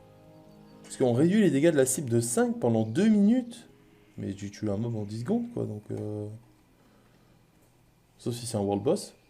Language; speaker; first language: French; native; French